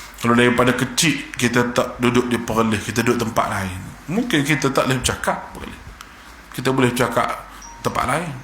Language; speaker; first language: Malay; native; Malay